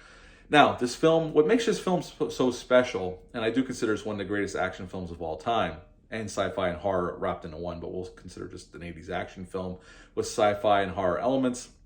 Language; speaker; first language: English; native; English